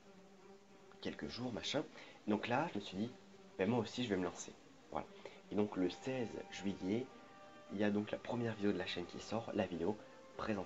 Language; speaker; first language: French; native; French